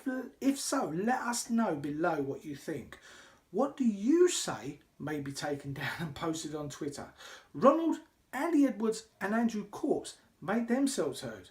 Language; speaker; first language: English; native; English